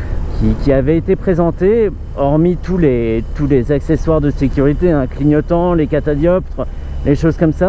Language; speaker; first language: French; native; French